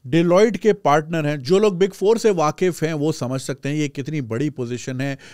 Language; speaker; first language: Urdu; native; Urdu